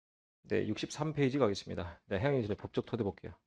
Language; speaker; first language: Korean; native; Korean